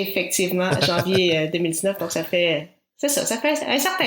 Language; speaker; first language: French; native; French